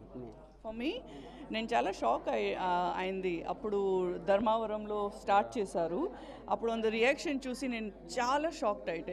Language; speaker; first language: Telugu; non-native, learner; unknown